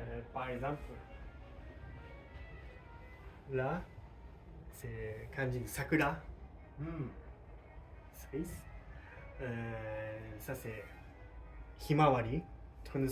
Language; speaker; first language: French; non-native, learner; Japanese